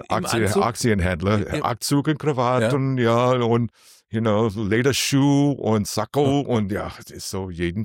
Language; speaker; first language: German; non-native, learner; English